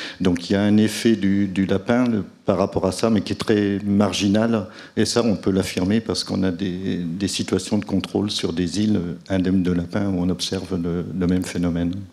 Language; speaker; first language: French; native; French